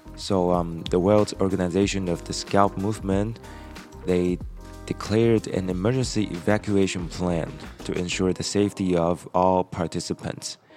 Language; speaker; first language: English; non-native, fluent; Chinese